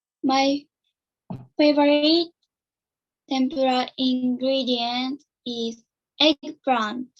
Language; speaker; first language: English; non-native, learner; Japanese